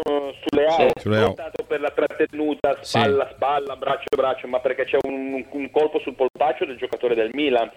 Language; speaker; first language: Italian; native; Italian